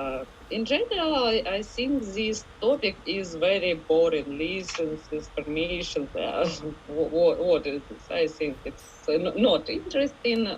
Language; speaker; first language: English; non-native, fluent; Ukrainian